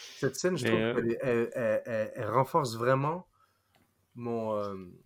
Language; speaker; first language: French; non-native, fluent; English